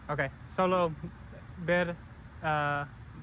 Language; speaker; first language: Spanish; non-native, learner; English